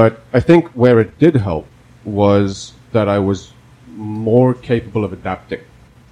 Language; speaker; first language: English; non-native, local second language; Afrikaans